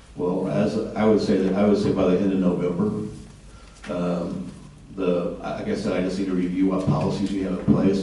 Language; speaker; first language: English; native; English